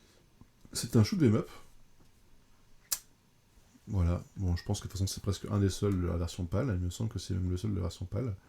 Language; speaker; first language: French; native; French